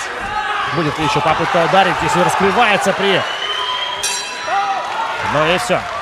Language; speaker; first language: Russian; native; Russian